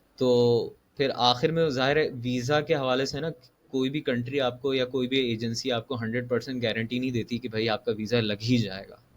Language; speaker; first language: Urdu; native; Urdu